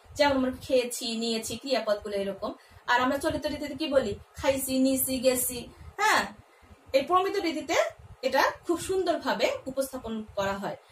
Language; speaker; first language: Bangla; native; Bangla